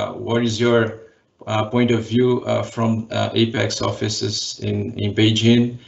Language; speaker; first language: English; non-native, fluent; Portuguese